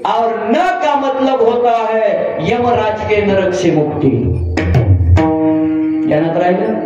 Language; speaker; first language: Hindi; non-native, local second language; Marathi